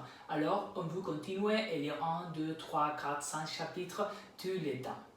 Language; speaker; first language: French; non-native, learner; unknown